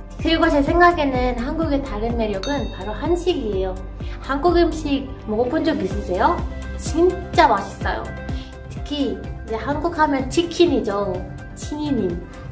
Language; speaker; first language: Korean; non-native, fluent; Persian